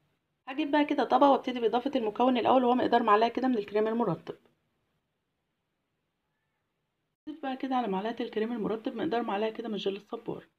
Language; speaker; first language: Arabic; native; Arabic